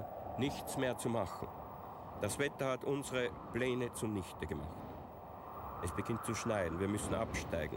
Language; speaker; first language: German; native; German